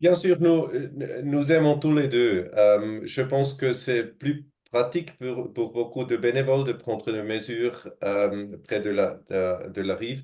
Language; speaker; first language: French; non-native, fluent; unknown